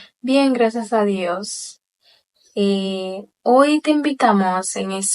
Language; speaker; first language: Spanish; non-native, local second language; Haitian Creole